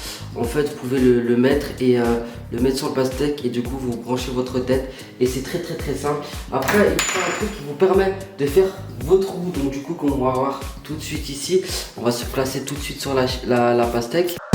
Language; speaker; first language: French; native; French